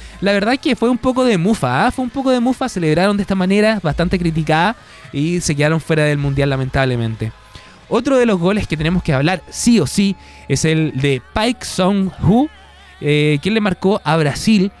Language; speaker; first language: Spanish; native; Spanish